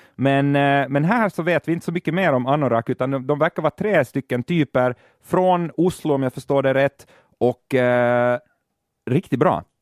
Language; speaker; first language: Swedish; native; Swedish